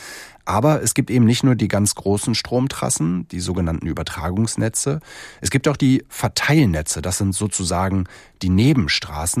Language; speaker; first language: German; native; German